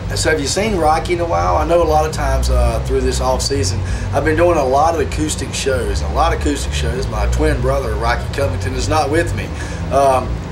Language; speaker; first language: English; native; English